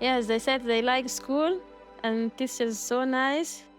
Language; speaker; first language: English; non-native, learner; Arabic